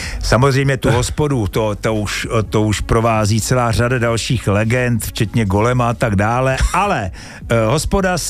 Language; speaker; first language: Czech; native; Czech